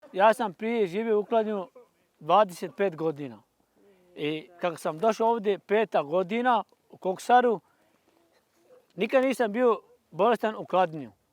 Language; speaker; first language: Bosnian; non-native, local second language; Romany